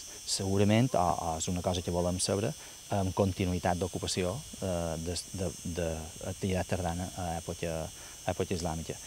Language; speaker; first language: Catalan; native; Catalan